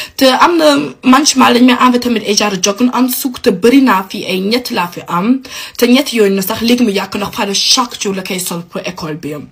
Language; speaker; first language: Wolof; early bilingual, heritage; Wolof